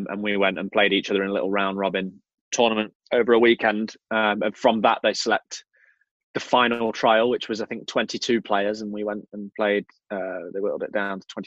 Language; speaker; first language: English; native; English